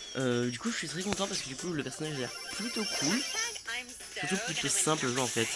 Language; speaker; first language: French; native; French